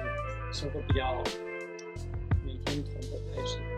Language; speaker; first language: Chinese; non-native, learner; Spanish